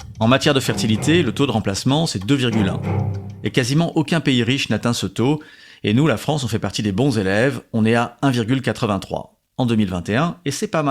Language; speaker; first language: French; native; French